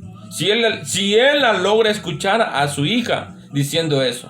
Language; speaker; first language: Spanish; native; Spanish